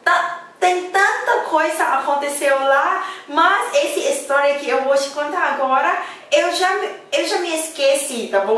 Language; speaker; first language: Portuguese; non-native, learner; Thai